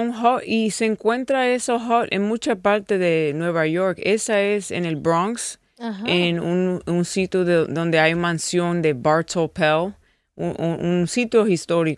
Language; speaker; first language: Spanish; early bilingual, heritage; English